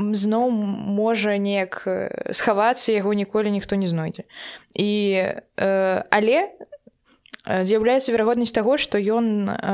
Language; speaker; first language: Belarusian; non-native, local second language; Russian